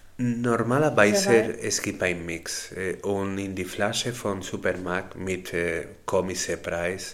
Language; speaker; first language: German; non-native, learner; Spanish